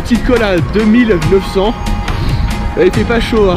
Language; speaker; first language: French; native; French